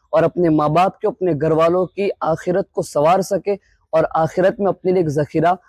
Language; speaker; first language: Urdu; non-native, local second language; Gujarati